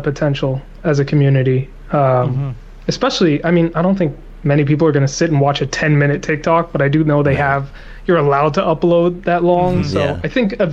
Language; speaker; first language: English; native; English